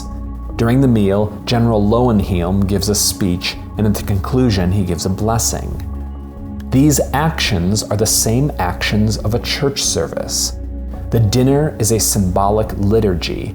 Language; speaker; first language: English; native; English